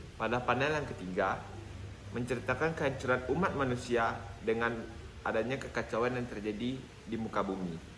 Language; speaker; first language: Indonesian; native; Indonesian